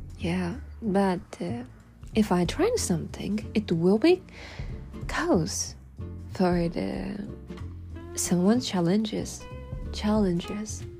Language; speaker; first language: English; non-native, learner; Japanese